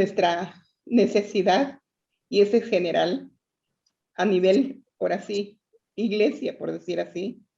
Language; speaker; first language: Spanish; native; Spanish